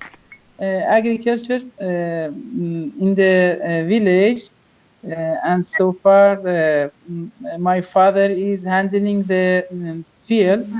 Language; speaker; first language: English; non-native, learner; Persian